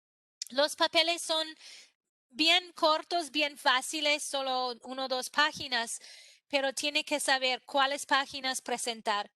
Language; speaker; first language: Spanish; non-native, fluent; English